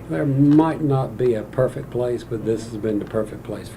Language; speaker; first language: English; native; English